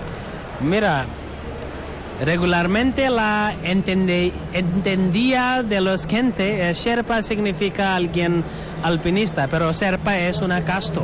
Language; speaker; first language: Spanish; non-native, learner; Nepali